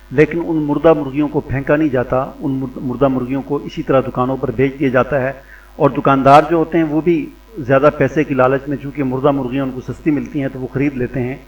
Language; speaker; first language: Urdu; native; Urdu